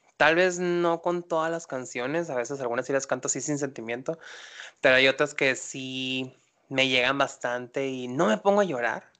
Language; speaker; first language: Spanish; native; Spanish